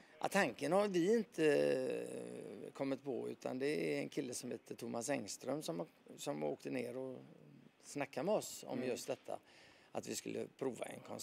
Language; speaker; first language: Swedish; native; Swedish